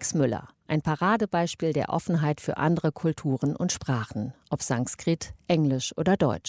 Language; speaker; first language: German; native; German